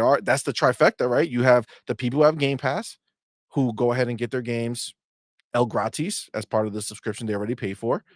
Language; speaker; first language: English; native; English